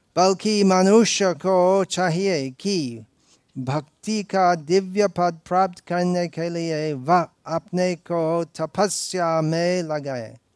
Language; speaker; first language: Hindi; non-native, fluent; English